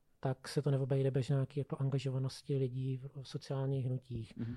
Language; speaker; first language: Czech; native; Czech